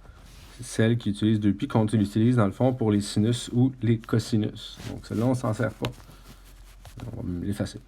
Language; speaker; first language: French; native; French